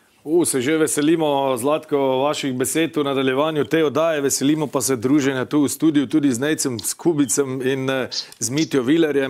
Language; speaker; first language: Slovenian; native; Slovenian